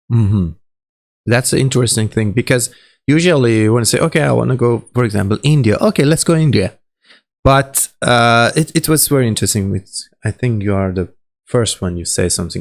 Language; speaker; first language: English; non-native, learner; Persian